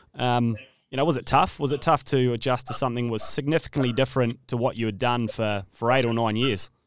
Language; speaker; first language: English; native; English